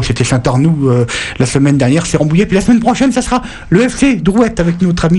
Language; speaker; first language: French; native; French